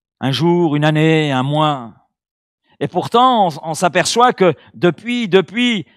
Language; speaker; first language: French; native; French